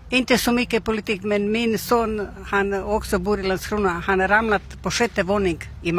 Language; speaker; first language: Swedish; non-native, learner; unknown